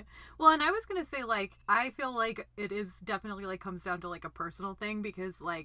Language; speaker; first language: English; native; English